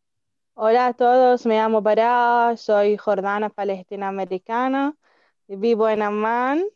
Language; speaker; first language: Spanish; non-native, learner; Arabic